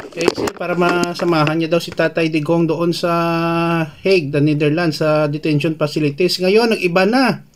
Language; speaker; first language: Filipino; non-native, local second language; Hiligaynon